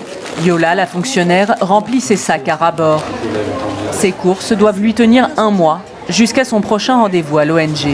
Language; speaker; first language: French; native; French